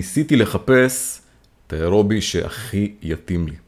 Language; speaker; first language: Hebrew; native; Hebrew